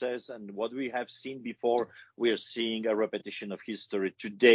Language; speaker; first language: English; non-native, fluent; Polish